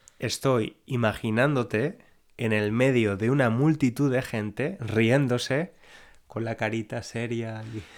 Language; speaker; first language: Spanish; native; Spanish